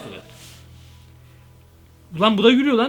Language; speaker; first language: Turkish; native; Turkish